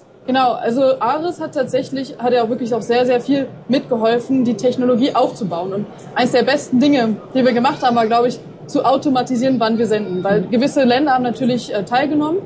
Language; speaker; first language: German; native; German